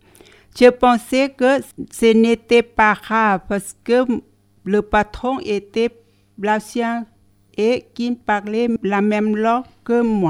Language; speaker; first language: French; non-native, learner; Thai